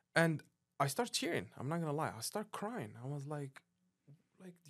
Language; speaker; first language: English; non-native, fluent; Arabic